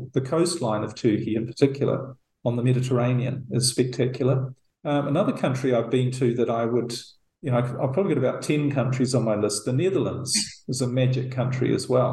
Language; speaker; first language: English; native; English